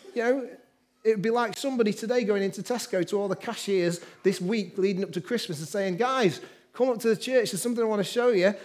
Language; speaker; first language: English; native; English